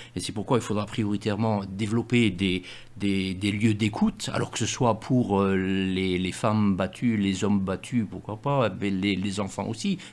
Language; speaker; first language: French; native; French